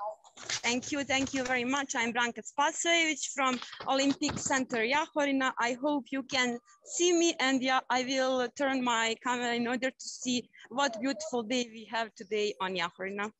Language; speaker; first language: English; non-native, fluent; Croatian